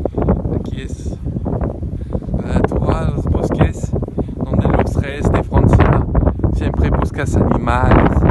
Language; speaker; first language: Spanish; non-native, learner; French